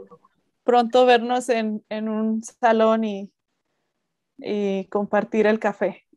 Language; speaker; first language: Spanish; native; Spanish